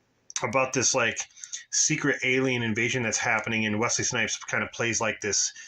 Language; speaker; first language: English; native; English